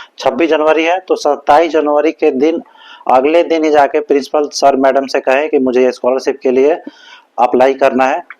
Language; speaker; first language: Hindi; native; Hindi